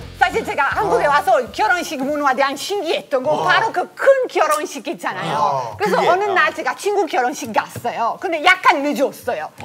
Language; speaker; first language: Korean; non-native, fluent; Italian